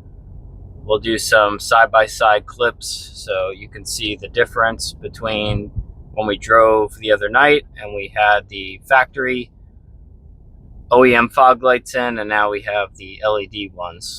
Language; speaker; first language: English; native; English